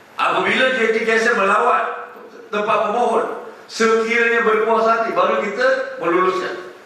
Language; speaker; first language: Malay; non-native, local second language; Tamil